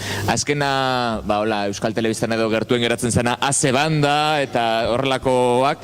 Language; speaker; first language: Basque; native; Basque